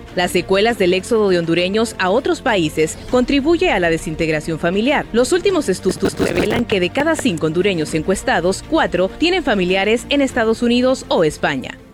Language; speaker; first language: Spanish; native; Spanish